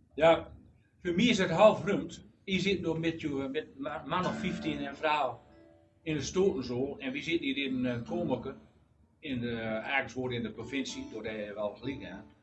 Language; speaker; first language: Dutch; native; Dutch